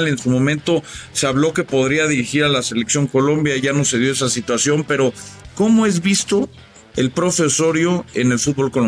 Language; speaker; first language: Spanish; native; Spanish